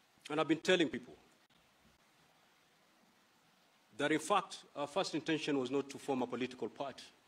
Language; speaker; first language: English; non-native, local second language; Giryama